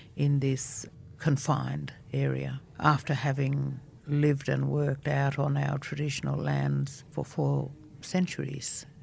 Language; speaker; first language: English; non-native, local second language; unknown